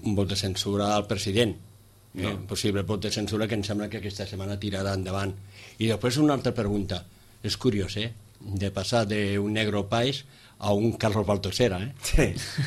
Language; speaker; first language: Catalan; native; Catalan